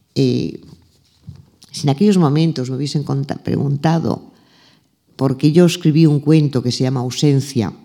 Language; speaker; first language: Spanish; native; Spanish